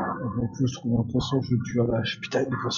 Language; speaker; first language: French; native; French